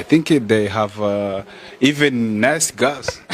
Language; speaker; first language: English; non-native, fluent; Kinyarwanda